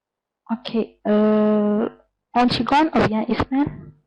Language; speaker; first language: French; non-native, learner; Arabic